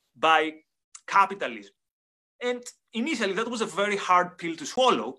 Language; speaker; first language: English; non-native, fluent; Greek